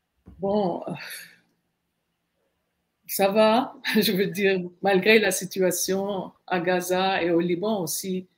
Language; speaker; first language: French; non-native, fluent; Arabic